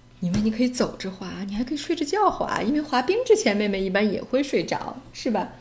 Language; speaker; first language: Chinese; native; Chinese